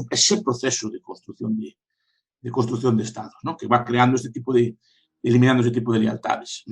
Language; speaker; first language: Spanish; native; Spanish